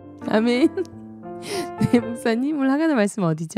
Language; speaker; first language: Korean; native; Korean